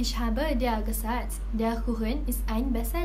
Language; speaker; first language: German; non-native, learner; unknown